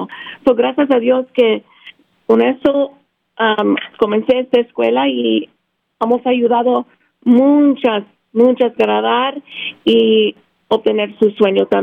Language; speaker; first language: Spanish; early bilingual, heritage; Spanish